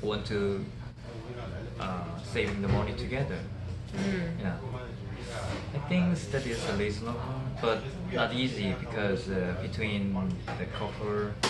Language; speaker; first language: English; non-native, learner; Korean